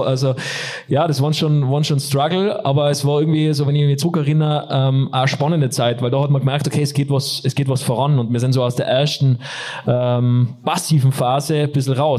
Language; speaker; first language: German; native; German